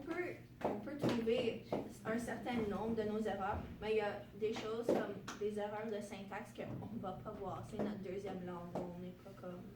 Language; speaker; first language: French; non-native, local second language; English